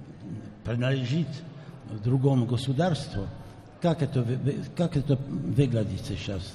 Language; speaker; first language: Russian; non-native, fluent; French